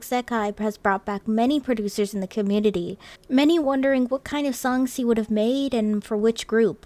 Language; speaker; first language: English; native; English